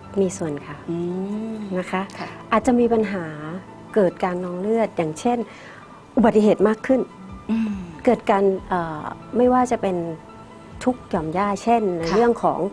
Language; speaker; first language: Thai; native; Thai